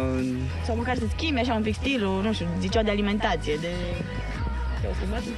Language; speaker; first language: Romanian; native; Romanian